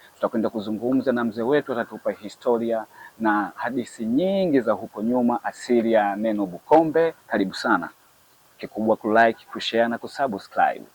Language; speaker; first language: Swahili; native; Swahili